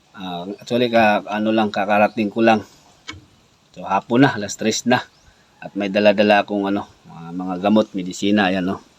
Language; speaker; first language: Filipino; non-native, local second language; Cebuano